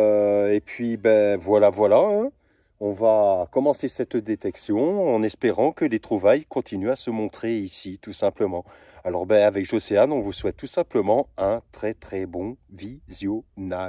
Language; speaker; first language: French; native; French